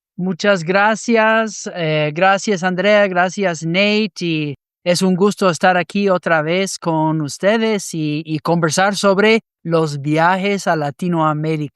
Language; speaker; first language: Spanish; non-native, fluent; English